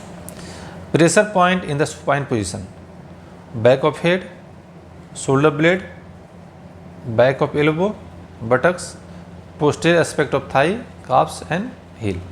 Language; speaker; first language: English; non-native, local second language; Hindi